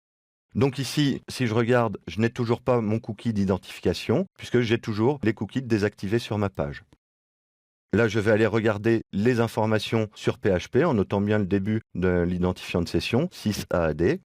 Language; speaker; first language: French; native; French